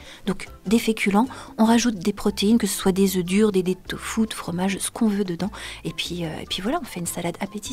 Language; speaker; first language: French; native; French